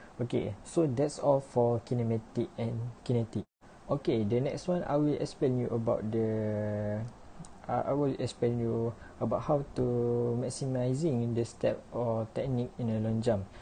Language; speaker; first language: English; non-native, learner; Malay